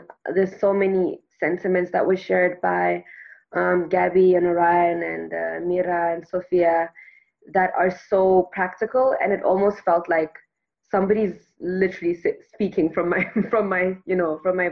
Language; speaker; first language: English; non-native, local second language; Tswana